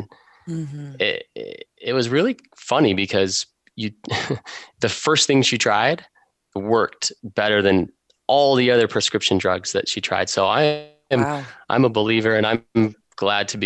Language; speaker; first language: English; native; English